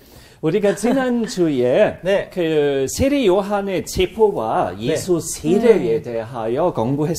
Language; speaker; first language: Korean; non-native, fluent; German